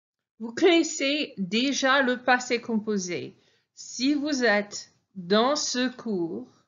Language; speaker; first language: French; non-native, fluent; English